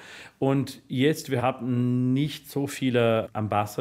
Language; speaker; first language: German; non-native, fluent; English